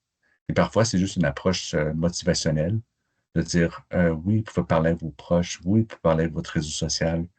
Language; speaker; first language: French; native; French